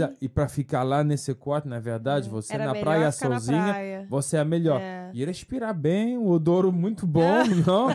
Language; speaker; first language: Portuguese; non-native, fluent; French